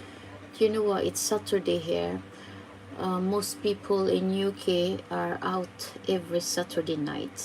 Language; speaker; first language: English; non-native, fluent; Filipino